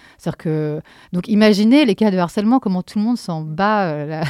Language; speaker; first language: French; native; French